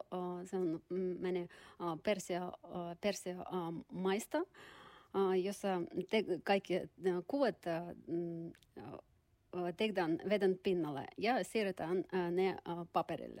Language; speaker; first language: Finnish; non-native, learner; Russian